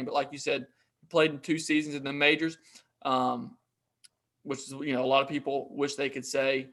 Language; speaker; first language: English; native; English